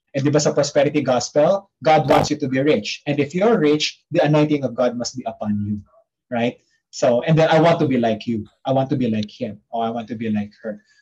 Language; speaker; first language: English; non-native, local second language; Filipino